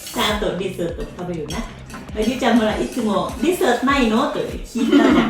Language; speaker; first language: Japanese; non-native, learner; Thai